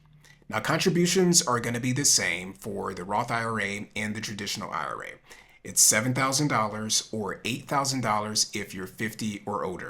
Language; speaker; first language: English; native; English